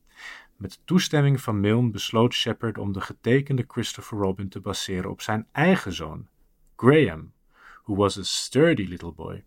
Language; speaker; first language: Dutch; native; Dutch